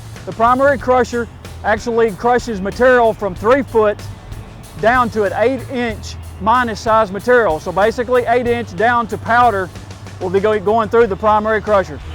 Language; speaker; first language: English; native; English